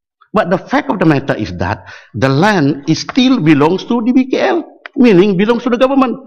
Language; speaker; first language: English; non-native, local second language; Malay